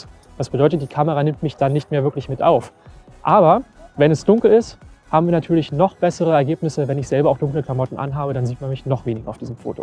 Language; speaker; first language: German; native; German